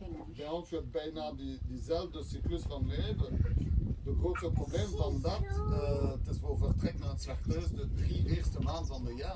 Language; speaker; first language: Dutch; non-native, learner; French